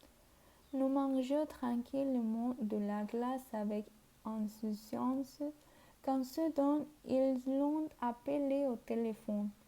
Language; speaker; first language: French; non-native, learner; Spanish